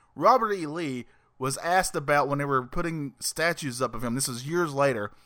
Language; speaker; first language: English; native; English